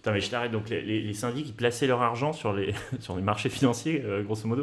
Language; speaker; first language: French; native; French